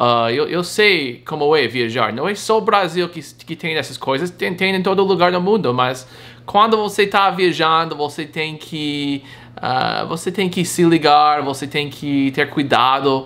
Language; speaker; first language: Portuguese; non-native, fluent; English